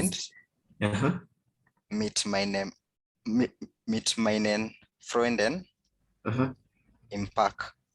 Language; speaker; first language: German; non-native, learner; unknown